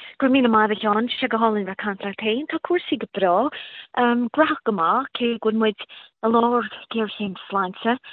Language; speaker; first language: Irish; native; Irish